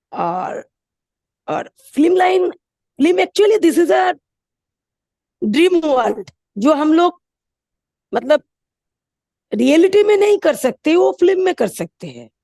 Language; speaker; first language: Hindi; non-native, local second language; Bangla